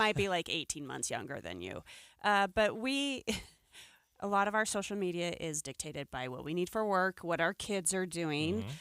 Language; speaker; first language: English; native; English